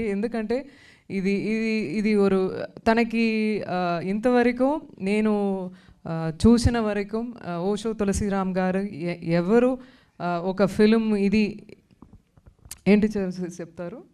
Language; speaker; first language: Telugu; non-native, learner; Tamil